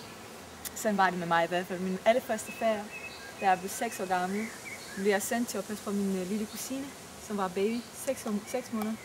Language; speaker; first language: Danish; non-native, fluent; Romanian